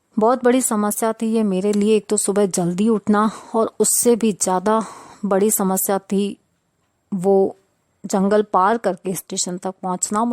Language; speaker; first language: Hindi; non-native, local second language; Sindhi